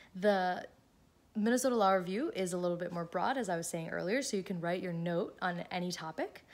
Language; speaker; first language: English; native; English